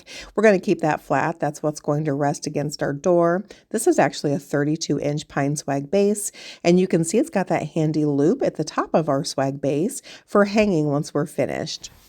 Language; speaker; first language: English; native; English